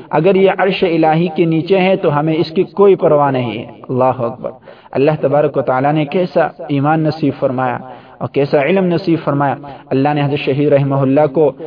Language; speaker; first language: Urdu; non-native, local second language; Pashto